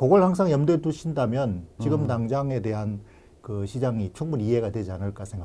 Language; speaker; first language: Korean; native; Korean